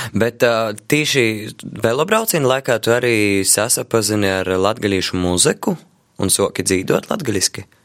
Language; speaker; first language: Latvian; native; Latvian